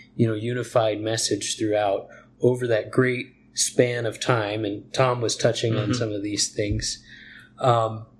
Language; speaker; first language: English; native; English